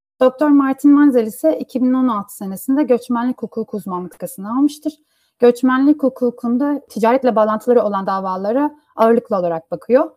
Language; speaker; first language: Turkish; native; Turkish